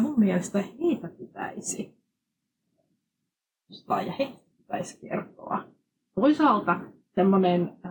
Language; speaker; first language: Finnish; non-native, fluent; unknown